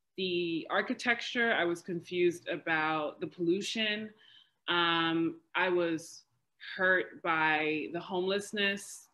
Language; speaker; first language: English; native; English